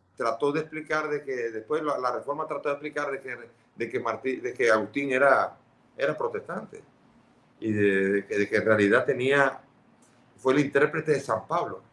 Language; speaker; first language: Spanish; early bilingual, other home language; Catalan